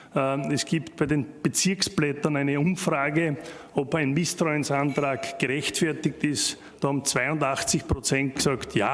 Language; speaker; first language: German; native; German